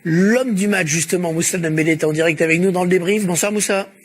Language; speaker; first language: French; native; French